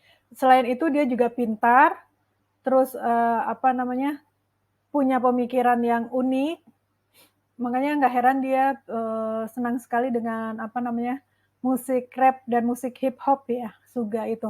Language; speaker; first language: Indonesian; native; Indonesian